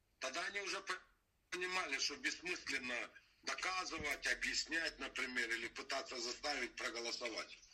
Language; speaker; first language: Russian; non-native, local second language; Azerbaijani